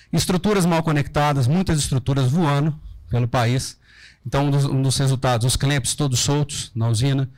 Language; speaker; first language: Portuguese; native; Portuguese